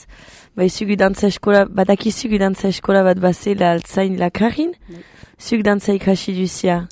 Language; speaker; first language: Basque; native; Basque